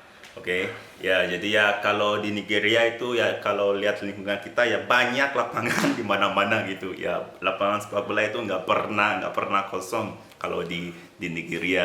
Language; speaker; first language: Indonesian; non-native, fluent; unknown